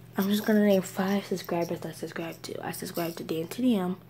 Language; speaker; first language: English; native; English